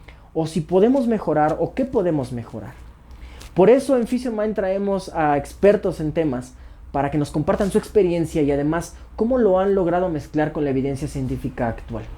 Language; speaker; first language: Spanish; native; Spanish